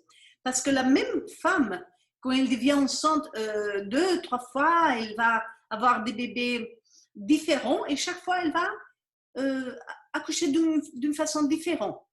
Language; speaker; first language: French; non-native, fluent; Spanish